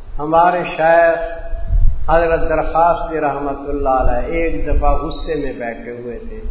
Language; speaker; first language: Urdu; non-native, local second language; Saraiki